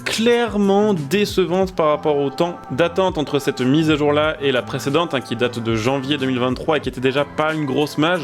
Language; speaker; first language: French; native; French